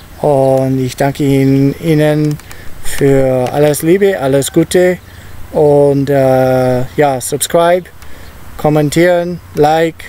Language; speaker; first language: German; non-native, learner; Italian